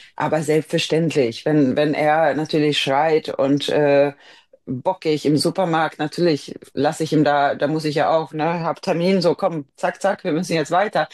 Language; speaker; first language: German; non-native, fluent; Swedish